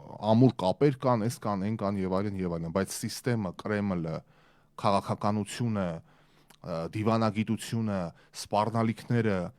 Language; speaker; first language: Armenian; early bilingual, heritage; Armenian